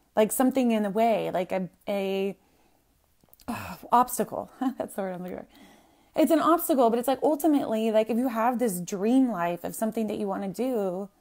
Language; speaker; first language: English; native; English